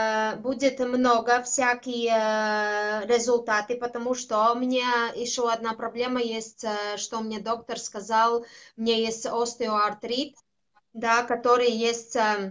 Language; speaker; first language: Russian; non-native, local second language; Latvian